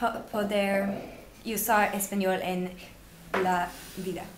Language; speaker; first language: Spanish; non-native, learner; English